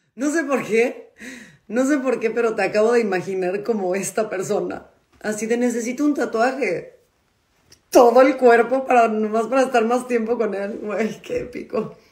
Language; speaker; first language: Spanish; native; Spanish